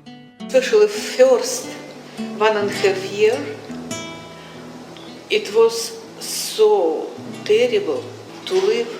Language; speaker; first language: English; non-native, learner; Russian